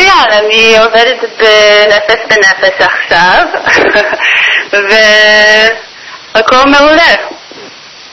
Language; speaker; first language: Hebrew; non-native, learner; English